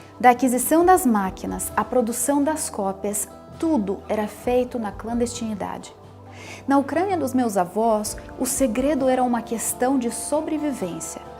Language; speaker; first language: Portuguese; non-native, fluent; Ukrainian